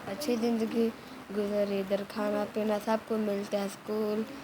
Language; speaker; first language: Urdu; native; Urdu